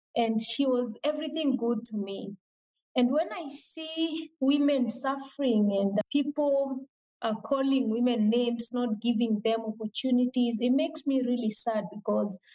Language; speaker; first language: English; non-native, local second language; Meru